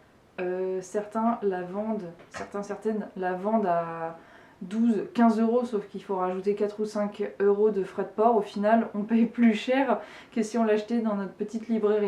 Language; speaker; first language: French; native; French